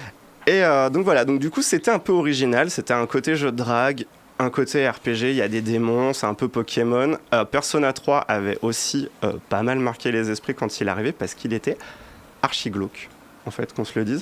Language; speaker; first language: French; native; French